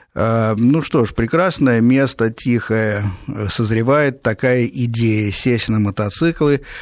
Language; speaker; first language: Russian; native; Russian